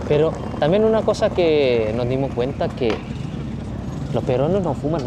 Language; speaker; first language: Spanish; non-native, fluent; Indonesian